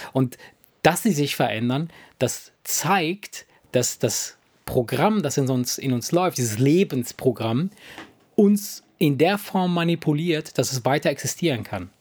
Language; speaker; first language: German; early bilingual, other home language; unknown